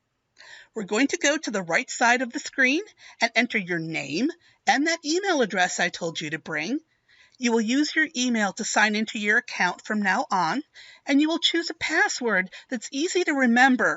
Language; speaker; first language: English; native; English